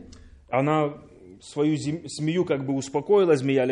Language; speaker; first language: Polish; non-native, learner; Russian